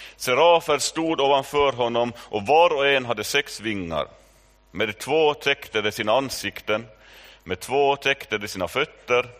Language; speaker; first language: Swedish; native; Swedish